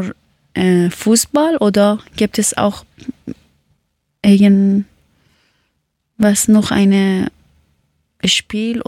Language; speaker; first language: German; non-native, learner; Persian